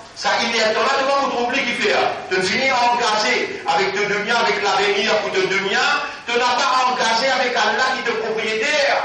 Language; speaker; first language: French; non-native, local second language; Morisyen